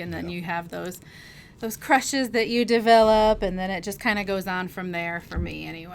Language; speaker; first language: English; native; English